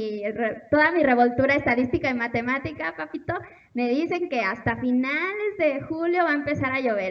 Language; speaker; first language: Spanish; native; Spanish